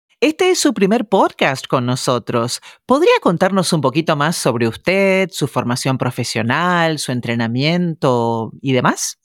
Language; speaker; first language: Spanish; native; Spanish